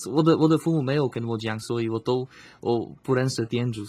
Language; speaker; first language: Chinese; non-native, fluent; Slovak